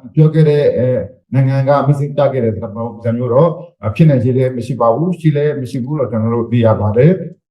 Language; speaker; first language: Burmese; non-native, local second language; Shwe Palaung